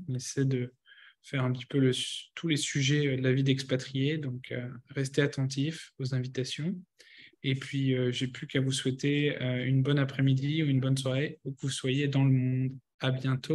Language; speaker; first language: French; native; French